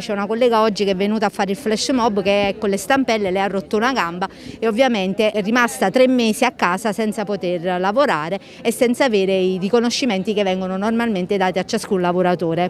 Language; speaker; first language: Italian; native; Italian